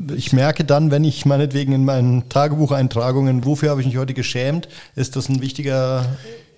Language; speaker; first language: German; native; German